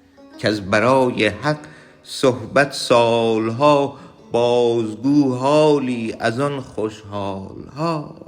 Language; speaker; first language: Persian; native; Persian